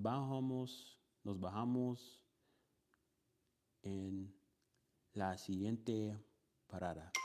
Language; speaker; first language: Spanish; non-native, learner; English